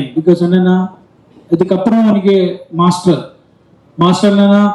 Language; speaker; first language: Tamil; non-native, learner; Malayalam